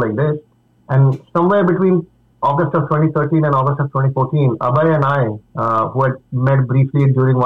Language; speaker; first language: English; non-native, local second language; Marathi